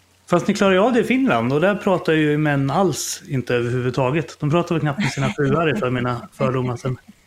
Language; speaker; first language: Swedish; native; Swedish